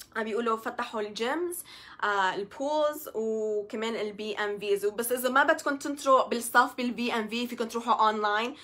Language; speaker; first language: Arabic; early bilingual, other home language; English